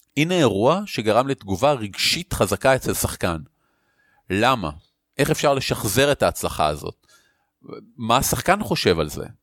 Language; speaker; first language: Hebrew; native; Hebrew